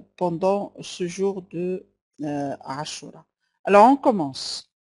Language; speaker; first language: French; non-native, local second language; Arabic